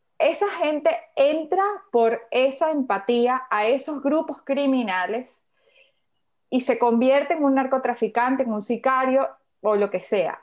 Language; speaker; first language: Spanish; native; Spanish